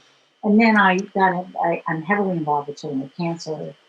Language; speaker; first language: English; native; English